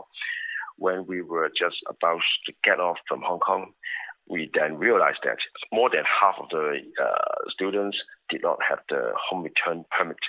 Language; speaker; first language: English; non-native, local second language; Cantonese